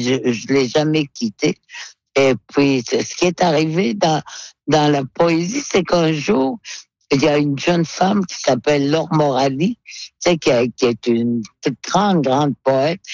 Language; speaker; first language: French; non-native, local second language; Innu-aimun